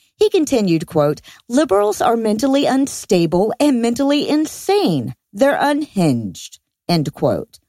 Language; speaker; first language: English; native; English